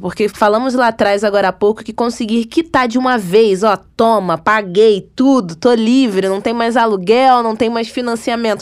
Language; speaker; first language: Portuguese; native; Portuguese